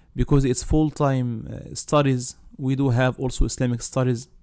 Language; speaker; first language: English; non-native, fluent; Arabic